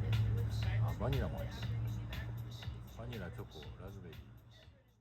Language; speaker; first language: Japanese; native; Japanese